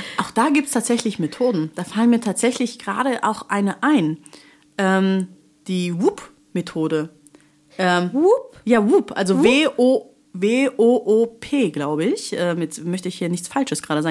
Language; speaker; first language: German; native; German